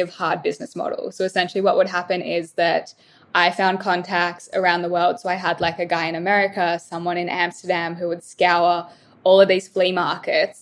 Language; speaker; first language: English; native; English